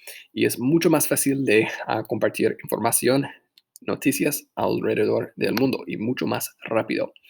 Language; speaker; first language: Spanish; non-native, fluent; English